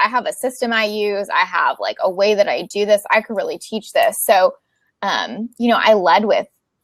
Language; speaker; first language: English; native; English